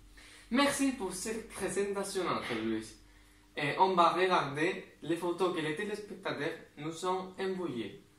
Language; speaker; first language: French; non-native, learner; Spanish